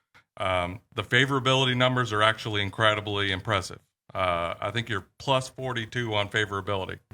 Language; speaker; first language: English; native; English